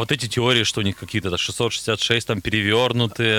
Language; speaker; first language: Russian; native; Russian